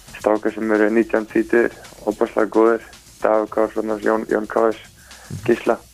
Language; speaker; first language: Icelandic; native; Icelandic